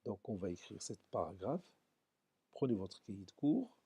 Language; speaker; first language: French; non-native, local second language; Arabic